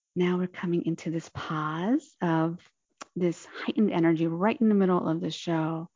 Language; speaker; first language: English; native; English